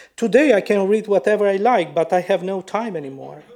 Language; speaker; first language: English; non-native, fluent; Albanian